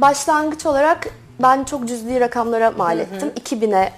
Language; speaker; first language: Turkish; native; Turkish